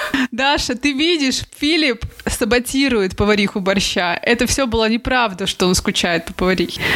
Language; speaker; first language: Russian; native; Russian